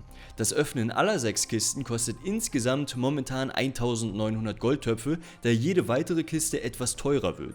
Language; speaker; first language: German; native; German